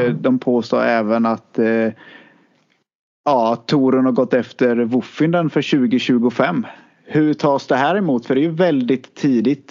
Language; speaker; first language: Swedish; native; Swedish